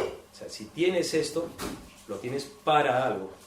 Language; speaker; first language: Spanish; native; Spanish